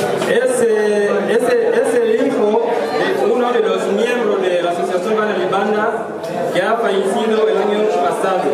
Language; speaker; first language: Spanish; non-native, learner; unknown